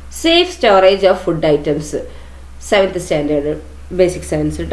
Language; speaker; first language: English; non-native, local second language; Malayalam